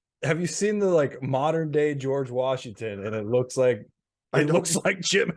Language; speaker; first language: English; native; English